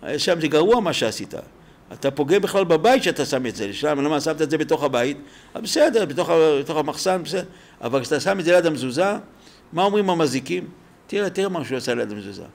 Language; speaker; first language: Hebrew; native; Hebrew